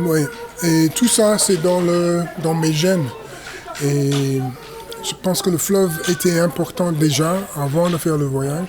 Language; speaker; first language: French; non-native, fluent; English